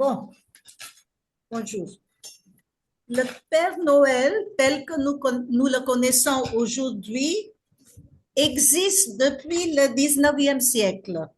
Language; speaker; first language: French; non-native, fluent; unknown